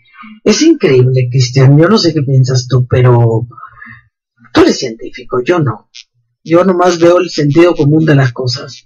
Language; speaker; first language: Spanish; native; Spanish